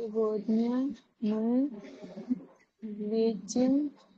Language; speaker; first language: Russian; non-native, learner; Uzbek